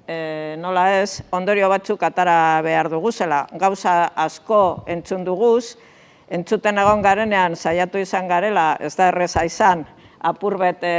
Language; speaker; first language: Basque; native; Basque